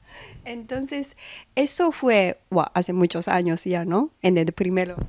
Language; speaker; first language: Spanish; non-native, fluent; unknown